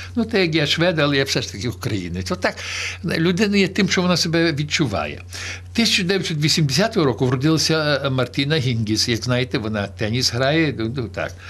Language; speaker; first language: Ukrainian; early bilingual, heritage; Ukrainian